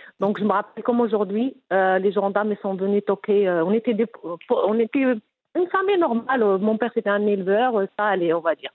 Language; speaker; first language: French; non-native, local second language; Arabic